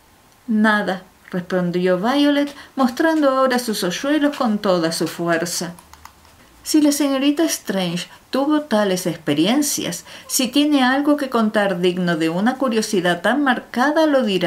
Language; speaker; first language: Spanish; native; Spanish